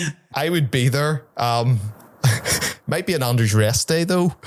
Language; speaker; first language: English; native; English